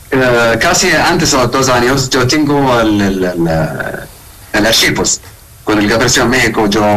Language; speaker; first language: Spanish; non-native, learner; Arabic